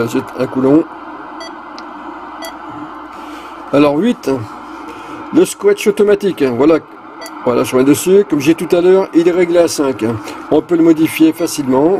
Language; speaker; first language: French; native; French